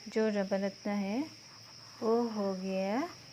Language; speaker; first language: Hindi; non-native, local second language; Assamese